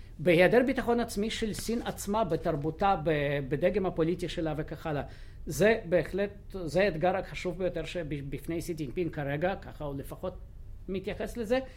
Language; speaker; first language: Hebrew; non-native, fluent; Russian